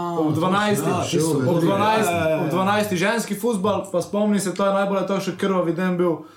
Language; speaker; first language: Slovenian; native; Slovenian